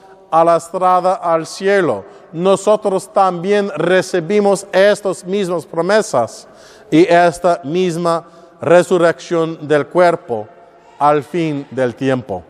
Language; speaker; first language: Spanish; non-native, learner; English